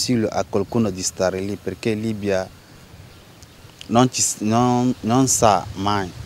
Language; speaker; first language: Italian; non-native, learner; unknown